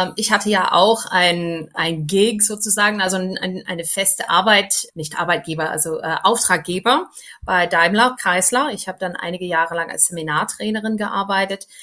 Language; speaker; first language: German; non-native, fluent; English